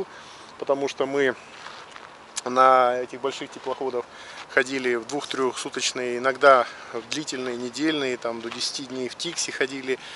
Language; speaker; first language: Russian; native; Russian